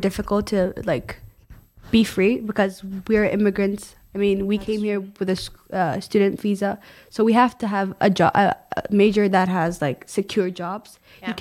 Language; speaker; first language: English; non-native, fluent; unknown